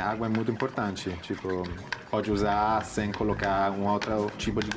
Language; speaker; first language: Portuguese; non-native, fluent; Italian